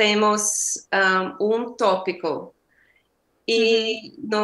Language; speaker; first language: Portuguese; non-native, learner; English